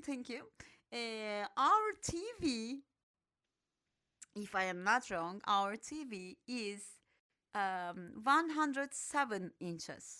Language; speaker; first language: English; non-native, fluent; Turkish